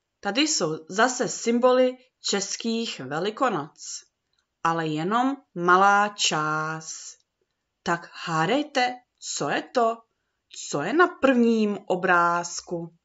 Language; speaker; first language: Czech; early bilingual, heritage; Czech